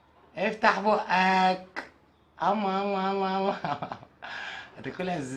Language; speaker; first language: Arabic; native; Arabic